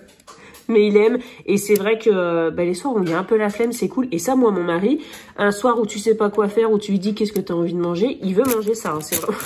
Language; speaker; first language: French; native; French